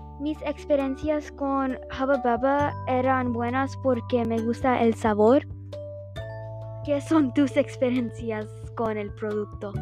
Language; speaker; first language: Spanish; non-native, learner; English